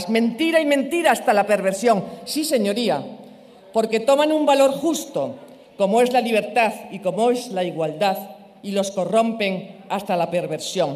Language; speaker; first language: Spanish; native; Spanish